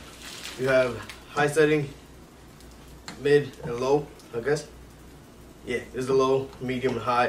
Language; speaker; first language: English; native; English